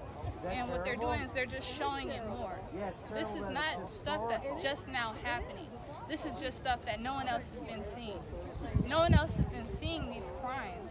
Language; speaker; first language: English; native; English